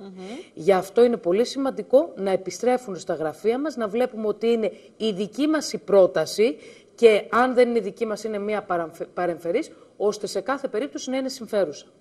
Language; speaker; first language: Greek; native; Greek